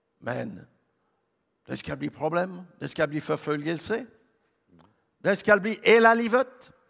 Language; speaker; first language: Swedish; non-native, learner; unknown